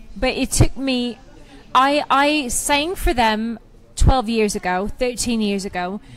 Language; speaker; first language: English; native; English